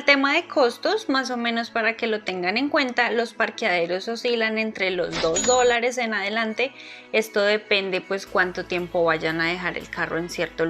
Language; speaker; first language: Spanish; native; Spanish